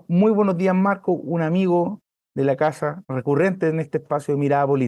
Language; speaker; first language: Spanish; native; Spanish